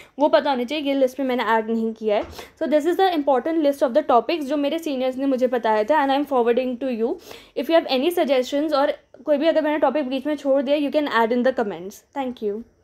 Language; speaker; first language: Hindi; native; Hindi